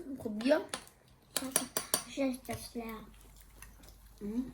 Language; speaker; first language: German; early bilingual, other home language; Thai